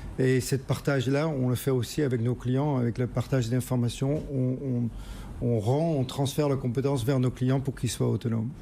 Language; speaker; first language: French; non-native, fluent; Dutch